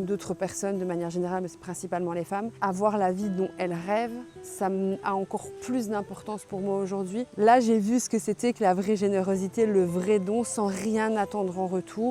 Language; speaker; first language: French; native; French